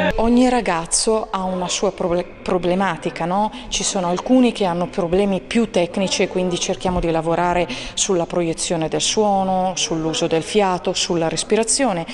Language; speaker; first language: Italian; native; Italian